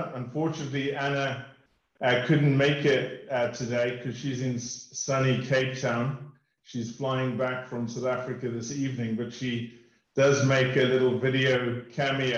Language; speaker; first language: English; native; English